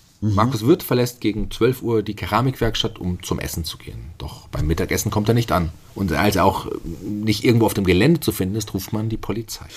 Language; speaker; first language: German; native; German